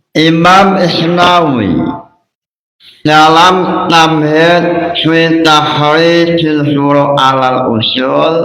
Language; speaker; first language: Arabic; non-native, fluent; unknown